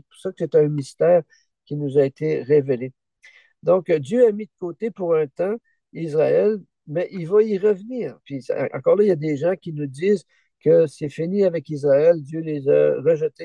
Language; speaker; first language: French; native; French